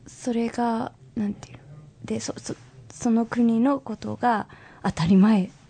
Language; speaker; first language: Japanese; non-native, fluent; English